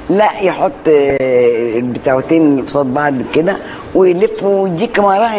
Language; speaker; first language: Arabic; native; Arabic